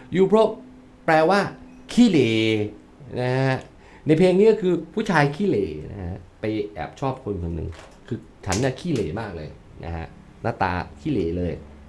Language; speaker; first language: Thai; native; Thai